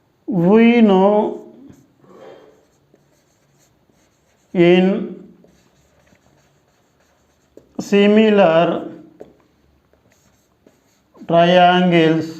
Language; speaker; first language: English; non-native, local second language; Telugu